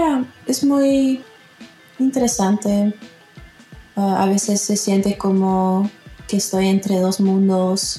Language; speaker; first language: Spanish; early bilingual, heritage; Spanish